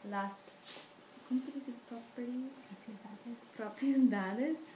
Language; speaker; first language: Spanish; non-native, learner; English